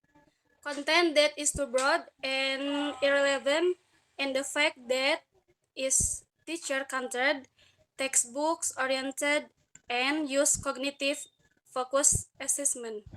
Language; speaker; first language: English; non-native, learner; Indonesian